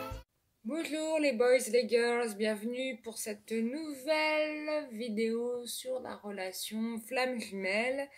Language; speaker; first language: French; native; French